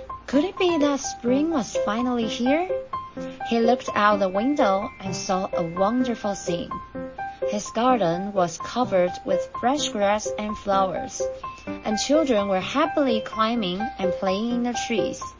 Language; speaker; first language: English; non-native, fluent; Chinese